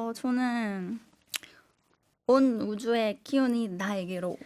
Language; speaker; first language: Korean; non-native, fluent; German